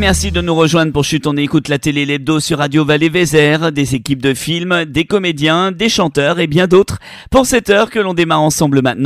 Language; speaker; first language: French; native; French